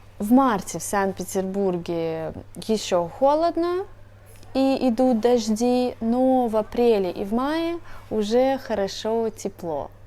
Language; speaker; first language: Russian; native; Russian